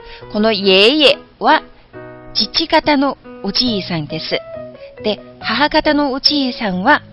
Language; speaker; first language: Japanese; non-native, fluent; Chinese